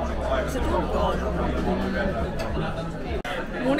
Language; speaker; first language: Finnish; non-native, fluent; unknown